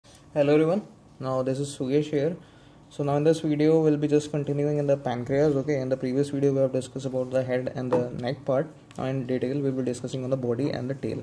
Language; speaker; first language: English; non-native, local second language; Hindi